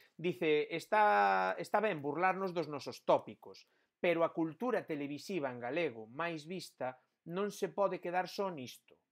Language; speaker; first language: Galician; non-native, local second language; Spanish